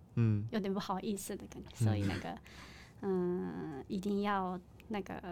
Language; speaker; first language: Chinese; non-native, learner; Japanese